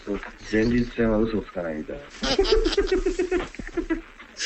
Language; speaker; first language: Japanese; native; Japanese